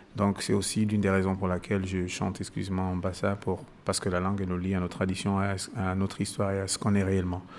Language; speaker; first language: French; non-native, local second language; Basaa